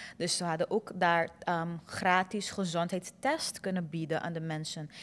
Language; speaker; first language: Dutch; non-native, local second language; Papiamento